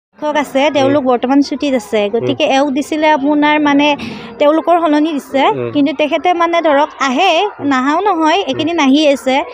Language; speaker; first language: Assamese; native; Assamese